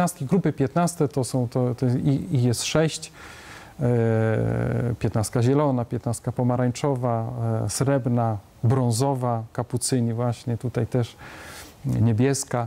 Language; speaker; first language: Polish; native; Polish